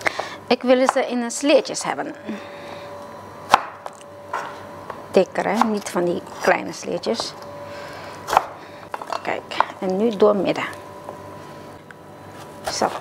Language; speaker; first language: Dutch; non-native, fluent; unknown